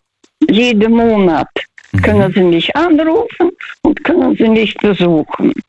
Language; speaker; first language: German; non-native, learner; Russian